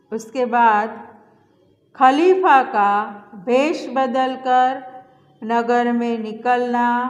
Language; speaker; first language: Hindi; non-native, local second language; Gujarati